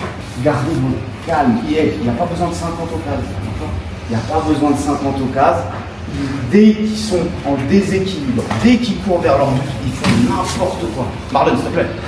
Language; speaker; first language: French; native; French